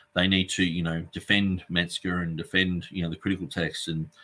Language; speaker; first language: English; native; English